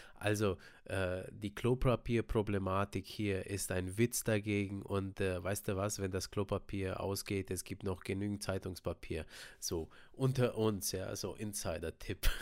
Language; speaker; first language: German; early bilingual, other home language; Romanian